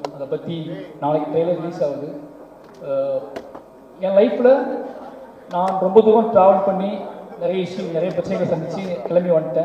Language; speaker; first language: Tamil; native; Tamil